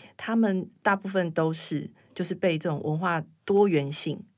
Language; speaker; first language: Chinese; native; Chinese